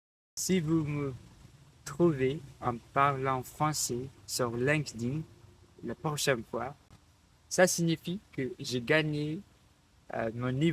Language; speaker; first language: French; non-native, learner; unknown